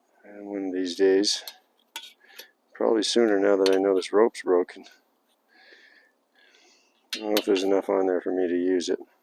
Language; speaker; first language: English; native; English